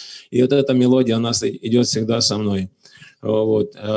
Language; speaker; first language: Russian; native; Russian